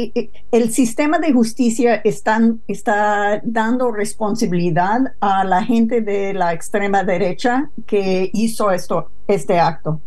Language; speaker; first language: Spanish; non-native, fluent; English